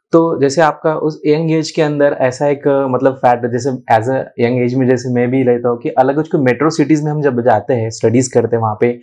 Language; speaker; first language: Hindi; non-native, local second language; Marathi